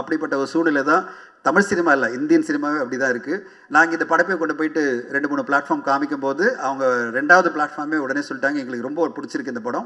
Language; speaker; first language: Tamil; native; Tamil